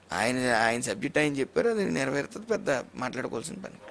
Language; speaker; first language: Telugu; native; Telugu